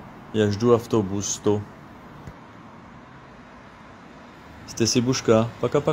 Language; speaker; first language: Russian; non-native, learner; French